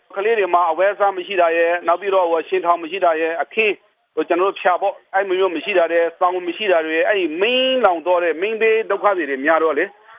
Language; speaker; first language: Burmese; native; Burmese